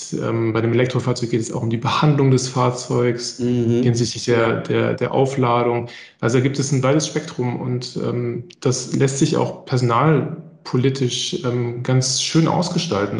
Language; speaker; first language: German; native; German